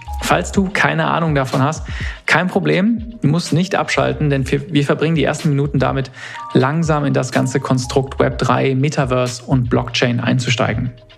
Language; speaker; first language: German; native; German